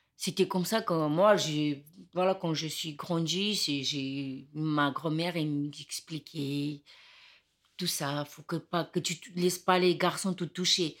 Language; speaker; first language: French; non-native, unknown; Romany